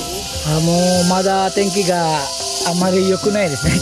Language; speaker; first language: Japanese; non-native, fluent; Balinese